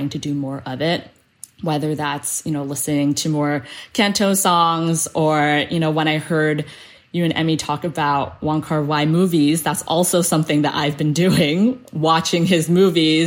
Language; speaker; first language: English; early bilingual, other home language; Cantonese